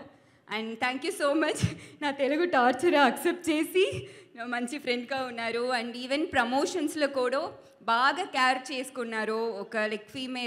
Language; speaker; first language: Telugu; non-native, learner; Tamil